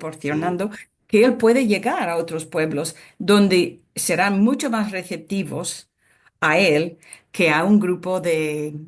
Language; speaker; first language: Spanish; non-native, fluent; English